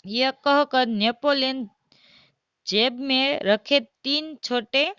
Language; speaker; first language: Hindi; non-native, local second language; Gujarati